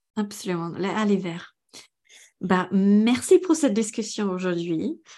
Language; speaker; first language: French; non-native, fluent; English